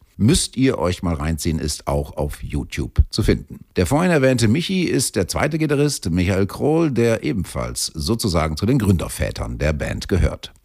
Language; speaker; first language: German; native; German